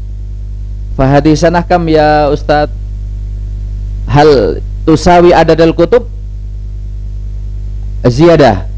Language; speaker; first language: Arabic; non-native, fluent; Indonesian